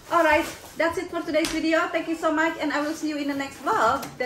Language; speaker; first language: English; non-native, fluent; Indonesian